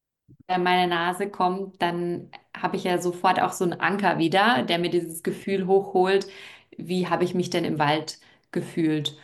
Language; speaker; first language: German; native; German